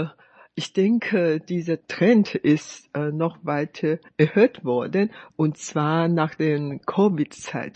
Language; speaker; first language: German; non-native, fluent; Chinese